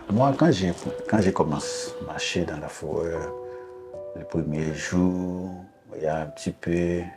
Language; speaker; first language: French; non-native, learner; Haitian Creole